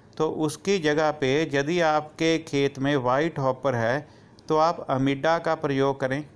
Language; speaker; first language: Hindi; non-native, local second language; Punjabi